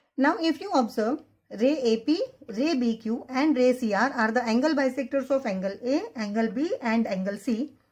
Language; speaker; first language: English; non-native, local second language; Marathi